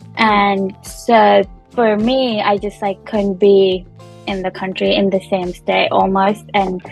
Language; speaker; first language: English; non-native, local second language; Punjabi